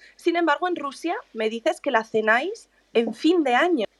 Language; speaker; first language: Spanish; native; Spanish